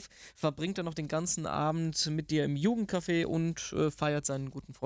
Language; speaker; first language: German; native; German